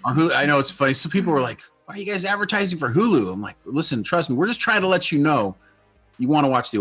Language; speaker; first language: English; native; English